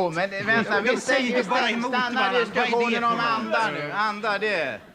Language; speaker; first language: Swedish; native; Swedish